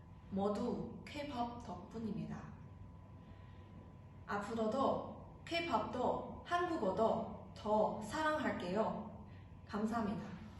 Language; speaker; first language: Korean; non-native, fluent; Chinese